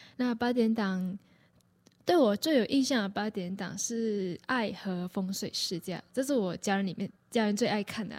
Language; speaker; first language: Chinese; native; Chinese